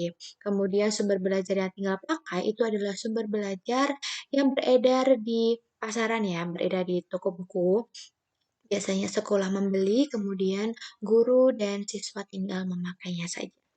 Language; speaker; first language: Indonesian; native; Indonesian